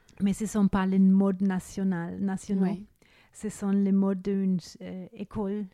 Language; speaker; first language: French; non-native, fluent; German